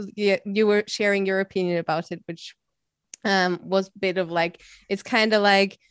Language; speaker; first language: English; non-native, fluent; German